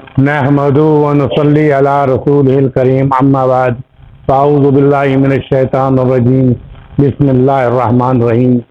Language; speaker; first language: Urdu; native; Urdu